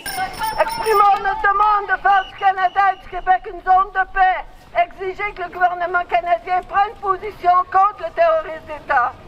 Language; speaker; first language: French; native; French